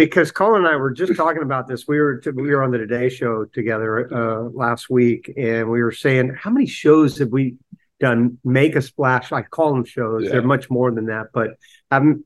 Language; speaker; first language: English; native; English